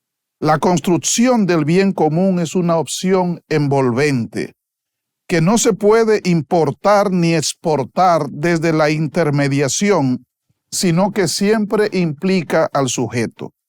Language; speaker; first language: Spanish; native; Spanish